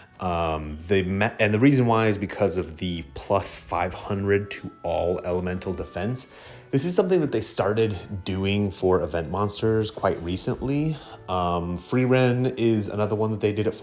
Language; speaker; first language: English; native; English